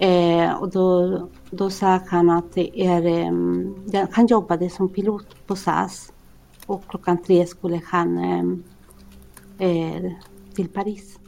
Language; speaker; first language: Swedish; non-native, fluent; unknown